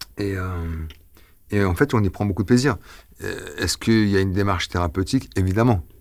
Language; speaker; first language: French; early bilingual, other home language; Arabic